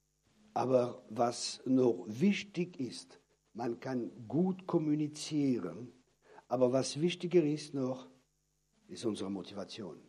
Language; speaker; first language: German; non-native, fluent; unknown